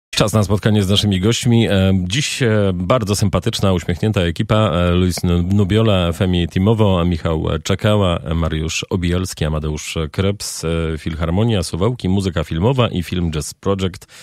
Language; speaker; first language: Polish; native; Polish